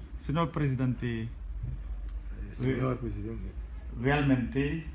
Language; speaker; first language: Spanish; non-native, learner; Haitian Creole